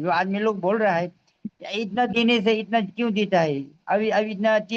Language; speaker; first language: Hindi; non-native, learner; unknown